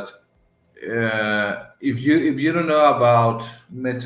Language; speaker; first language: English; non-native, learner; Spanish